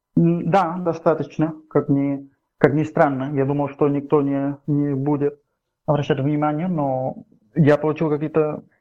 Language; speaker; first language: Russian; non-native, fluent; Catalan